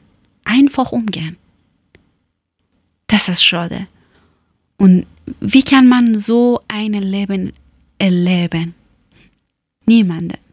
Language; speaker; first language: German; non-native, learner; Persian